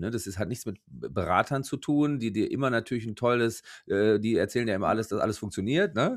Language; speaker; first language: German; native; German